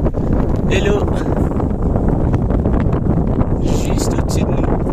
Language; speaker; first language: French; native; French